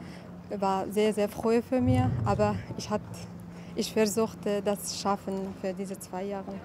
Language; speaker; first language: German; non-native, learner; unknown